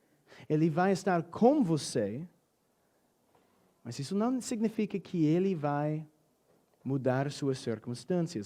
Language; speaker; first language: Portuguese; non-native, fluent; English